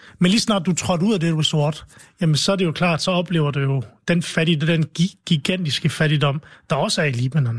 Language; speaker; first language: Danish; early bilingual, other home language; Arabic